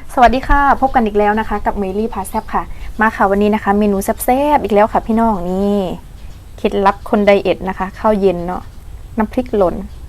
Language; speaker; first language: Thai; non-native, local second language; Northern Khmer